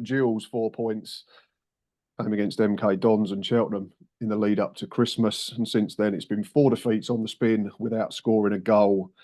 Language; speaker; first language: English; native; English